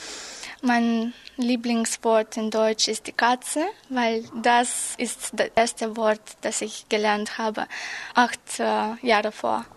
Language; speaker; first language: German; non-native, learner; Romanian